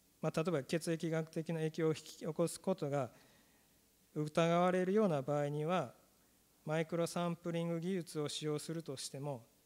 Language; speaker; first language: Japanese; native; Japanese